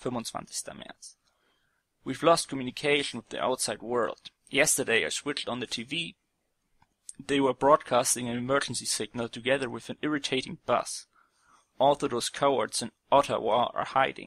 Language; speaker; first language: English; non-native, fluent; German